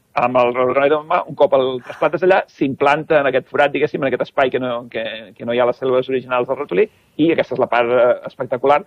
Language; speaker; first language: Catalan; native; Catalan